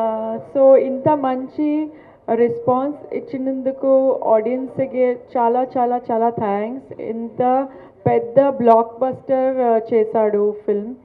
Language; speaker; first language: Telugu; non-native, local second language; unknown